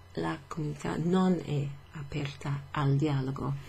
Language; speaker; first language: Italian; non-native, fluent; English